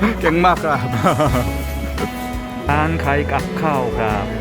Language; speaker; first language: Thai; non-native, learner; Korean